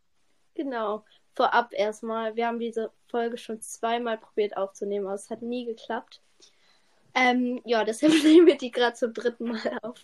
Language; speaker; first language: German; native; German